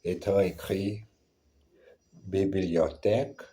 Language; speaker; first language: French; non-native, learner; Portuguese